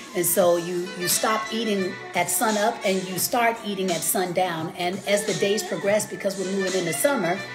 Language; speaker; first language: English; native; English